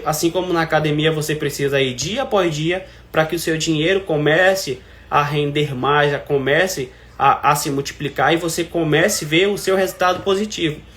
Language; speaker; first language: Portuguese; native; Portuguese